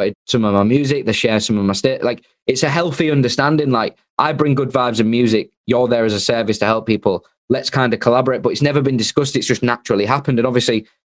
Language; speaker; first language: English; native; English